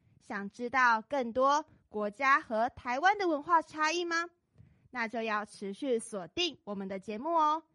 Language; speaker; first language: Chinese; native; Chinese